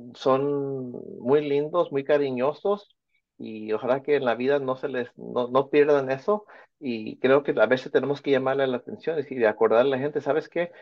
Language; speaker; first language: Spanish; early bilingual, heritage; Spanish